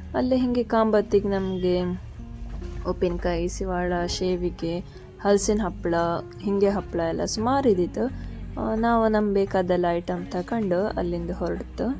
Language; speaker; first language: Kannada; non-native, local second language; Konkani